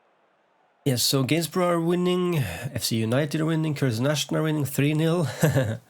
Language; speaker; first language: English; non-native, fluent; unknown